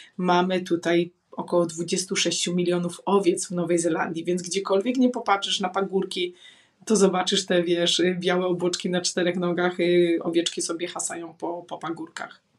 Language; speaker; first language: Polish; native; Polish